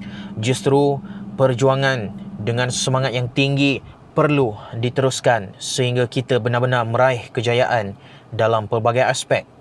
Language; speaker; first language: Malay; native; Malay